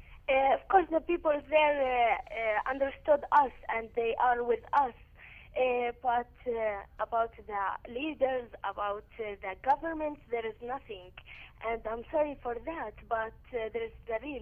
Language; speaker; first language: English; non-native, learner; Arabic